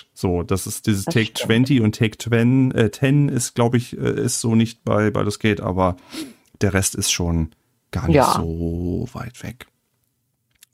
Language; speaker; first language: German; native; German